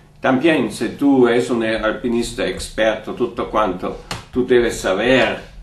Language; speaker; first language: Italian; non-native, fluent; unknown